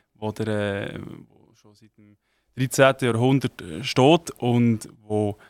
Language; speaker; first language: German; native; German